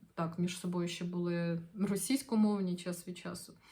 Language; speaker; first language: Ukrainian; non-native, local second language; Russian